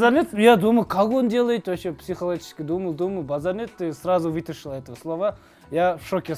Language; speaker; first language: Russian; non-native, learner; Kazakh